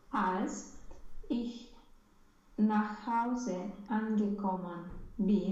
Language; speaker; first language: German; non-native, learner; Romanian